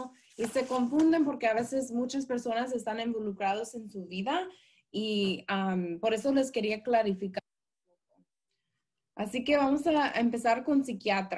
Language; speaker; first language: Spanish; early bilingual, heritage; Spanish